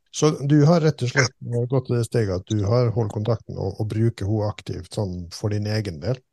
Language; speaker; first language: Norwegian; native; Norwegian